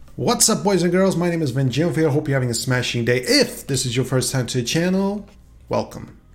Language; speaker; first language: English; non-native, fluent; Swedish